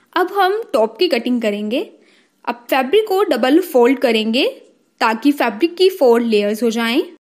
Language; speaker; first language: Hindi; native; Hindi